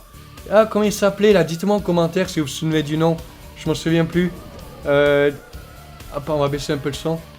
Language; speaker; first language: French; native; French